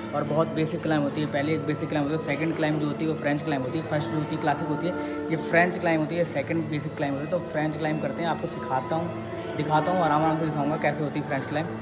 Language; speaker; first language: Hindi; native; Hindi